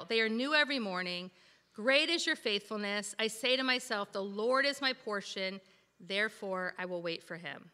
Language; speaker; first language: English; native; English